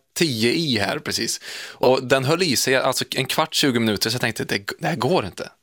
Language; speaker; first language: Swedish; native; Swedish